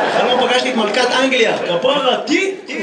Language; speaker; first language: Hebrew; native; Hebrew